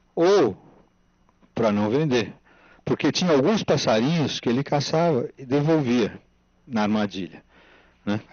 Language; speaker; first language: Portuguese; native; Portuguese